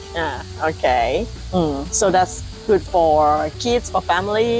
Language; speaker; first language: English; non-native, learner; Thai